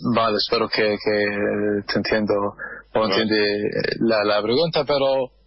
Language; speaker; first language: Spanish; non-native, fluent; Arabic